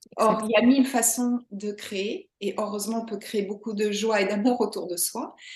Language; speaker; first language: French; native; French